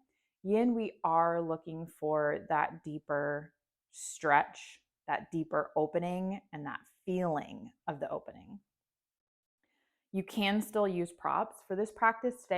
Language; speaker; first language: English; native; English